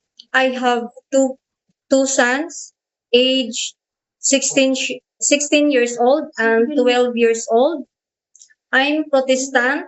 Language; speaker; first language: English; non-native, learner; Cebuano